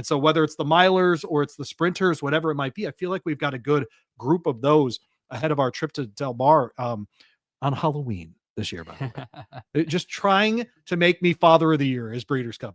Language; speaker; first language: English; native; English